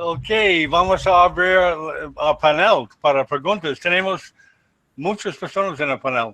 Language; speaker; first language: Spanish; non-native, learner; English